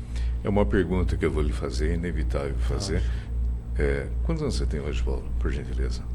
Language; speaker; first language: Portuguese; native; Portuguese